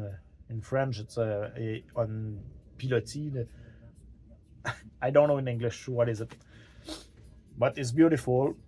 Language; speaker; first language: English; non-native, learner; French